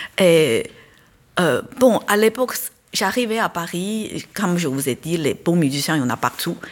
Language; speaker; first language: French; non-native, fluent; Chinese